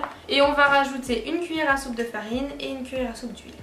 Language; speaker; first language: French; native; French